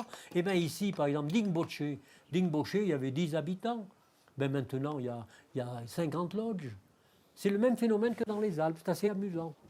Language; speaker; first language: French; native; French